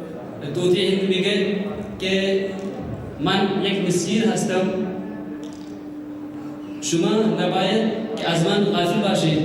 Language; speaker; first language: Persian; non-native, learner; Hindi